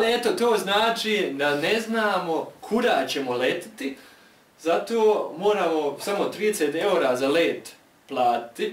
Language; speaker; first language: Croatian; early bilingual, heritage; Croatian